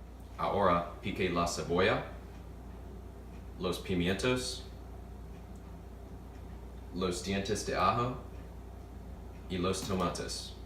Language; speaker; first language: Spanish; non-native, learner; English